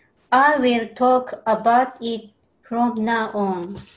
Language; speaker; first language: English; non-native, learner; Japanese